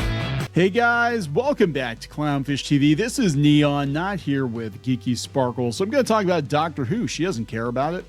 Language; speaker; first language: English; native; English